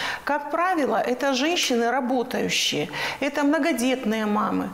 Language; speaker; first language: Russian; native; Russian